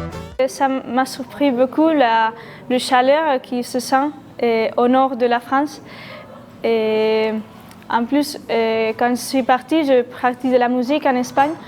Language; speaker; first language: French; non-native, learner; Spanish